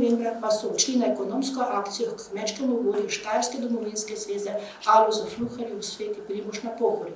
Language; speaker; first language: Slovenian; native; Slovenian